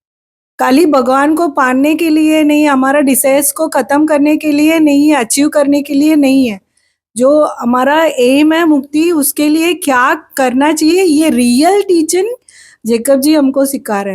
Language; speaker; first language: Hindi; non-native, local second language; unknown